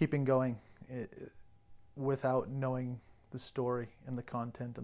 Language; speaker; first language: English; native; English